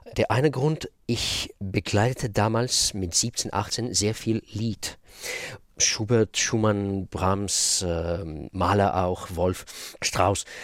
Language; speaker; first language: German; non-native, fluent; Russian